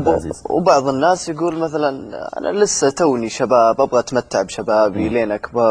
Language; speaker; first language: Arabic; native; Arabic